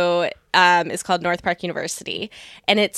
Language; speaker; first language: English; native; English